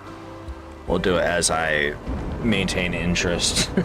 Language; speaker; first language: English; native; English